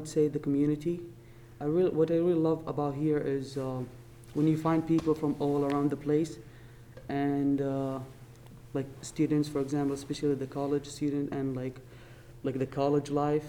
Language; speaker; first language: English; non-native, fluent; Arabic